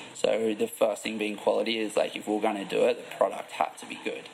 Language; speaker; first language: English; native; English